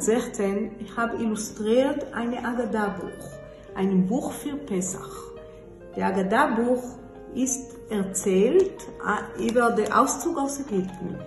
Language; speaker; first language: German; non-native, fluent; Hebrew